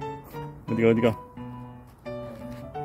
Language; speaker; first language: Korean; native; Korean